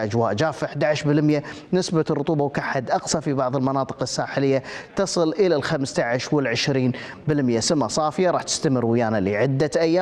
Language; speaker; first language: Arabic; native; Arabic